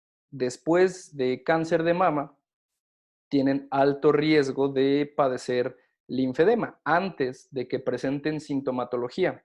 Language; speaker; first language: Spanish; native; Spanish